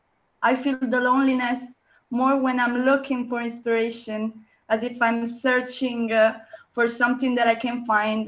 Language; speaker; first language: English; non-native, fluent; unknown